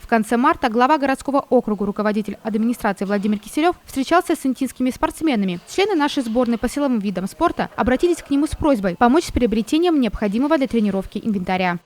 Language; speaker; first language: Russian; native; Russian